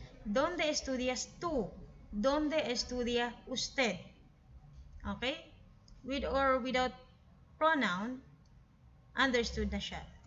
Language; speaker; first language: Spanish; non-native, fluent; Filipino